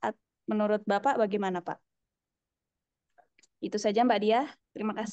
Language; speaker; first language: Indonesian; native; Indonesian